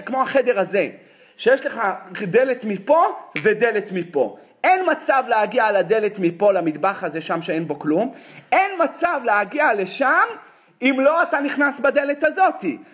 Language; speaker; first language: Hebrew; native; Hebrew